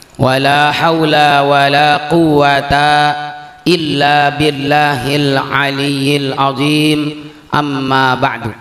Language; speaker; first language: Indonesian; native; Indonesian